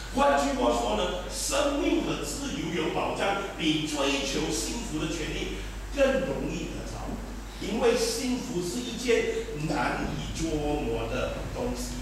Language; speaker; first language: Chinese; native; Chinese